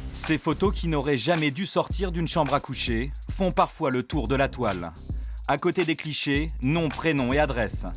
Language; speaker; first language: French; native; French